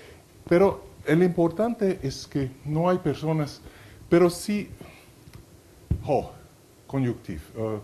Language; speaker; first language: Spanish; non-native, fluent; French